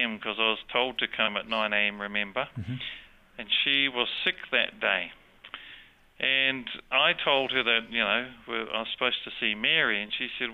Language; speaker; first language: English; native; English